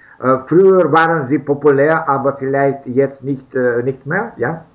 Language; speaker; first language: German; non-native, learner; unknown